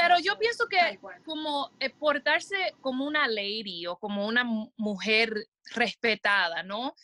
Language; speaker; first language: Spanish; early bilingual, heritage; Spanish